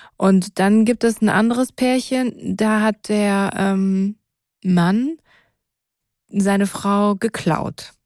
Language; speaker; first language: German; native; German